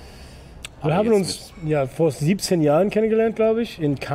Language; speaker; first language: German; non-native, fluent; English